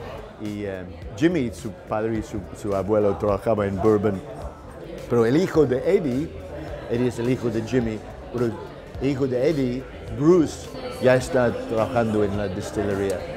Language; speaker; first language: Spanish; non-native, learner; English